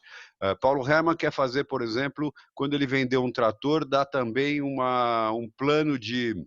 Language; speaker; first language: Portuguese; native; Portuguese